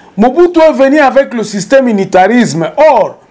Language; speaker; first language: French; non-native, local second language; Swahili